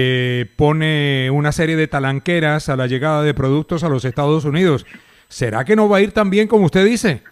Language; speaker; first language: Spanish; native; Spanish